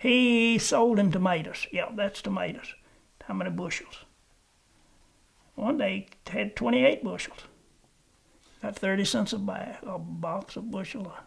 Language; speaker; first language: English; native; English